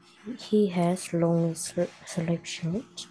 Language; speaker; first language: English; non-native, learner; Korean